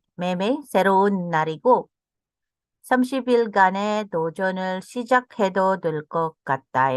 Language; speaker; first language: Korean; non-native, learner; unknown